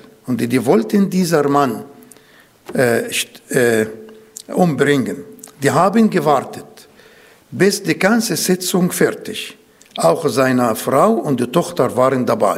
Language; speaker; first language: German; non-native, fluent; Arabic